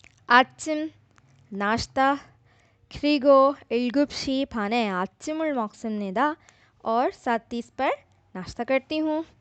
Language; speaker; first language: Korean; non-native, fluent; Urdu